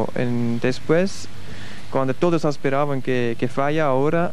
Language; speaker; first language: Spanish; non-native, learner; Swiss German